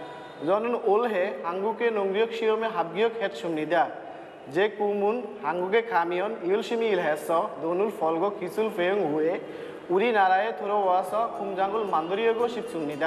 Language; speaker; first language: Korean; non-native, learner; Bangla